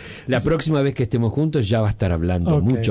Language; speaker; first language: Spanish; native; Spanish